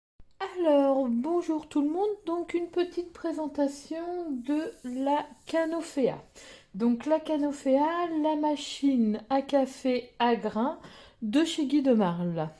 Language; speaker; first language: French; native; French